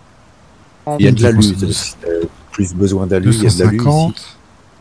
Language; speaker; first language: French; native; French